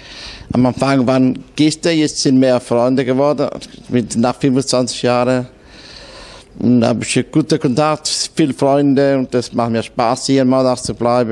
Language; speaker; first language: German; non-native, fluent; Italian